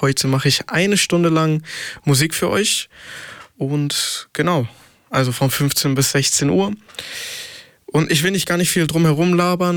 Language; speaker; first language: German; native; German